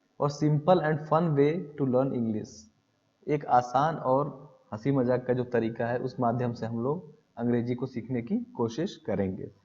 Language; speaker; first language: Hindi; native; Hindi